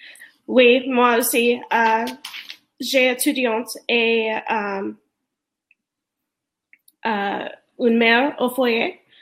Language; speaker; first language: French; non-native, learner; English